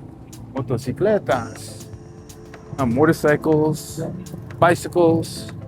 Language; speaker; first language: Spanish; non-native, learner; English